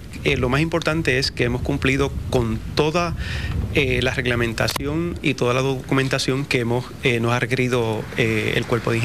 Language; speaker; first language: Spanish; native; Spanish